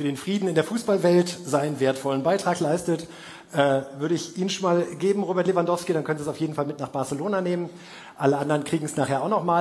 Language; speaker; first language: German; native; German